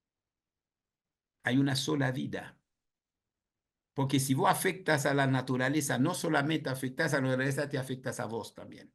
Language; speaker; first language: Spanish; non-native, fluent; Haitian Creole